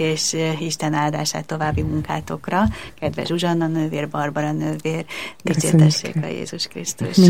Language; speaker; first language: Hungarian; native; Hungarian